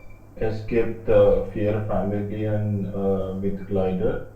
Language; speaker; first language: German; non-native, learner; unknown